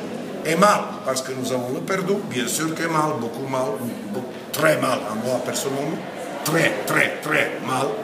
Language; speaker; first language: French; non-native, learner; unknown